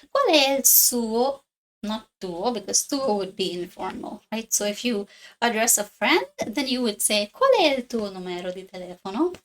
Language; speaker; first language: Italian; non-native, learner; English